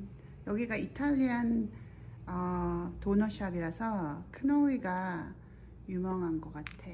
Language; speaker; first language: Korean; early bilingual, heritage; Korean